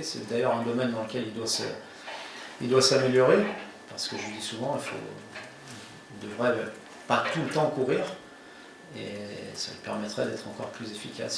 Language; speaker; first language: French; native; French